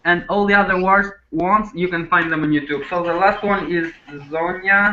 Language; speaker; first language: English; non-native, fluent; Albanian